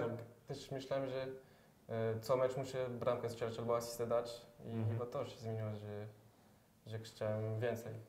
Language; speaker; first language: Polish; early bilingual, heritage; French